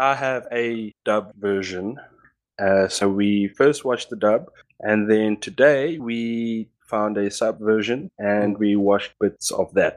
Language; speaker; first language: English; non-native, local second language; Afrikaans